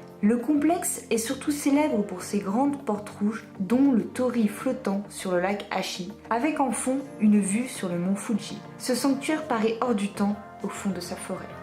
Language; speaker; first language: French; native; French